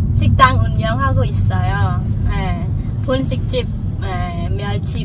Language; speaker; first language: Korean; non-native, learner; Khmer